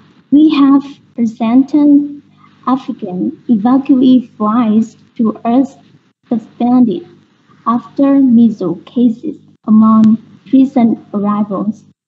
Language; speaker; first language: English; non-native, learner; Vietnamese